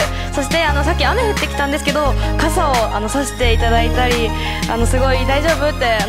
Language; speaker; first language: Japanese; native; Japanese